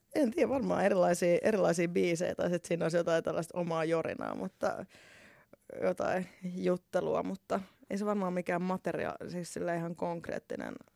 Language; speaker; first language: Finnish; native; Finnish